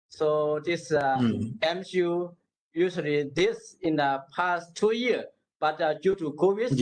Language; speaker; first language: English; non-native, learner; Burmese